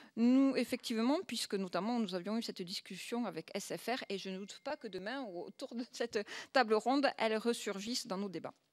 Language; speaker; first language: French; native; French